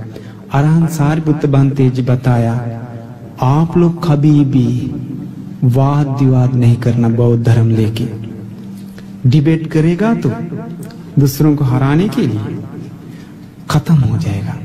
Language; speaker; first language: Hindi; non-native, fluent; Sinhala